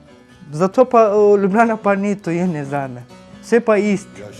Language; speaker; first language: Slovenian; non-native, learner; Turkish